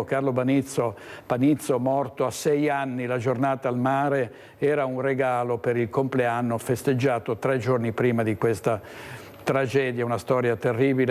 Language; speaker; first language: Italian; native; Italian